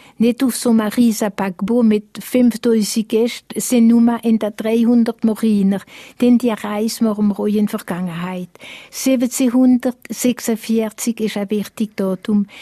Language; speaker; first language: German; non-native, local second language; Swiss German